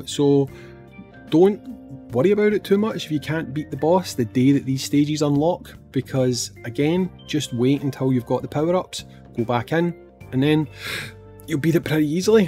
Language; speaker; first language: English; native; English